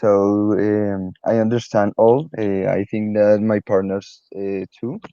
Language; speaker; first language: English; non-native, learner; Spanish